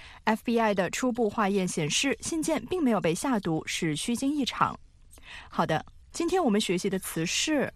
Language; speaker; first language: Chinese; native; Chinese